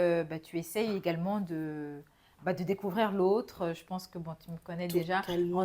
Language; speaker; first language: French; non-native, local second language; Bambara